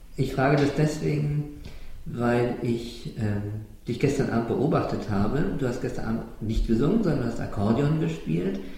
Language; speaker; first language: German; native; German